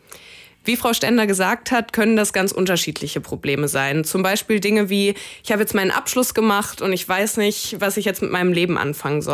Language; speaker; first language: German; native; German